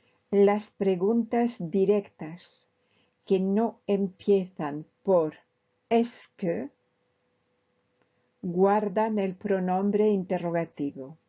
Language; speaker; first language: Spanish; non-native, fluent; French